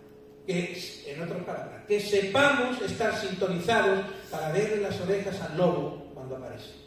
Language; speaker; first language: Spanish; native; Spanish